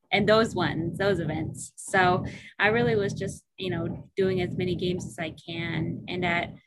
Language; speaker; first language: English; native; English